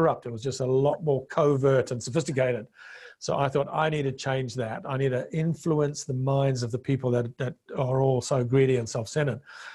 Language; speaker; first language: English; non-native, local second language; Bemba